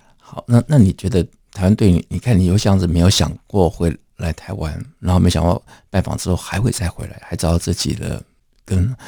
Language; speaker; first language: Chinese; native; Chinese